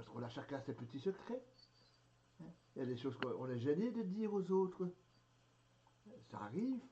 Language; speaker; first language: French; native; French